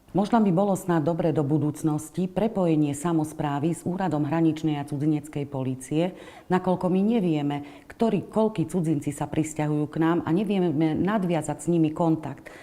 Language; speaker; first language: Slovak; native; Slovak